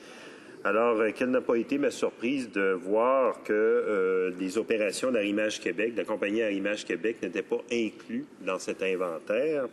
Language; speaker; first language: French; native; French